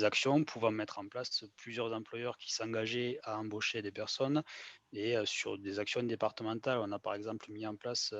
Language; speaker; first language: French; native; French